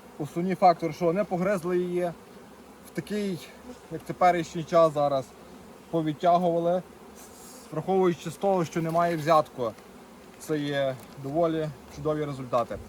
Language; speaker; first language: Ukrainian; native; Ukrainian